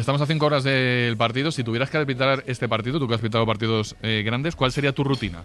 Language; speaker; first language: Spanish; native; Spanish